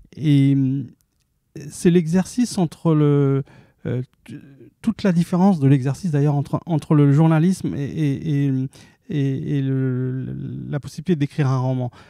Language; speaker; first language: French; early bilingual, other home language; Arabic